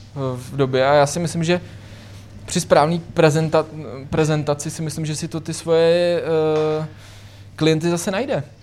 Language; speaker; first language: Czech; native; Czech